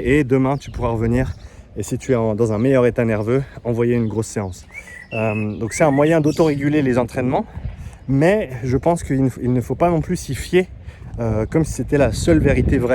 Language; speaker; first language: French; native; French